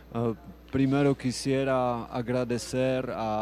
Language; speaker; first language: Spanish; non-native, fluent; Czech